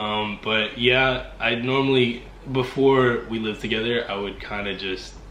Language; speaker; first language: English; native; English